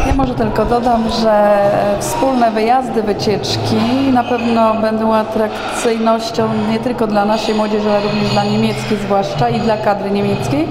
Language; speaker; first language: Polish; native; Polish